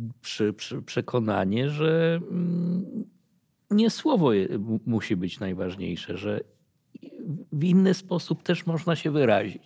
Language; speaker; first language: Polish; native; Polish